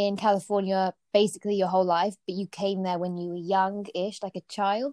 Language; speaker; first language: English; native; English